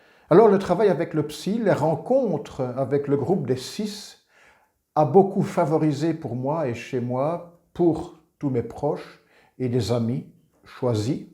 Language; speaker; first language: French; native; French